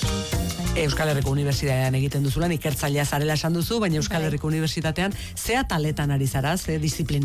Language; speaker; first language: Basque; native; Basque